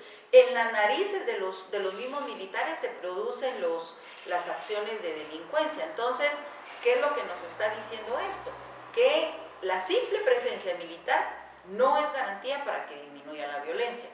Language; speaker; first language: Spanish; native; Spanish